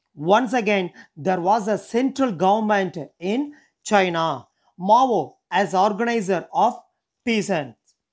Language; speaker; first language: English; non-native, local second language; Tamil